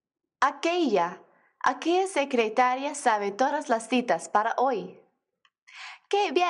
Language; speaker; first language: Spanish; non-native, fluent; English